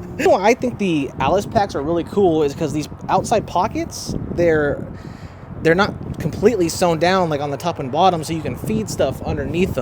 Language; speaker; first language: English; native; English